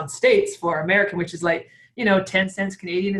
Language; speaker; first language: English; native; English